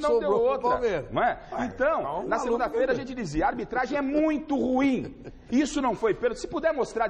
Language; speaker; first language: Portuguese; native; Portuguese